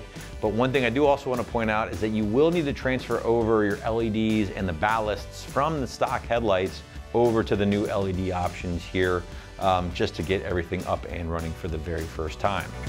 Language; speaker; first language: English; native; English